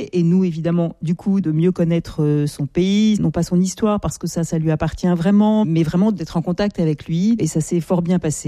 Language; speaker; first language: French; native; French